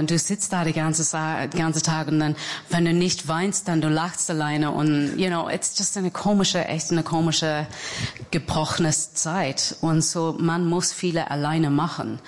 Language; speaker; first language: German; non-native, fluent; English